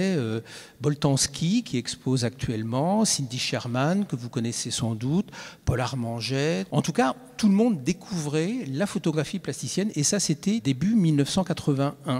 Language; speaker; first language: French; native; French